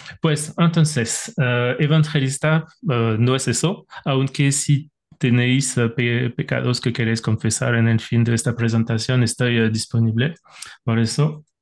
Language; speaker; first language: Spanish; non-native, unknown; French